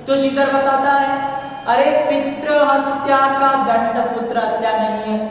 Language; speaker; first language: Hindi; non-native, local second language; Kannada